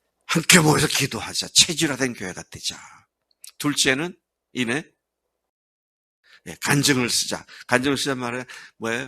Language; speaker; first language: Korean; native; Korean